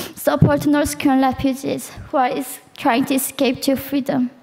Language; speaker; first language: English; non-native, fluent; Korean